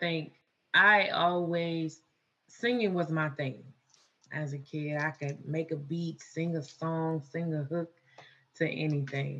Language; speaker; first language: English; native; English